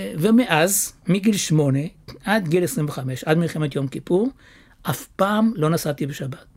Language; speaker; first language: Hebrew; native; Hebrew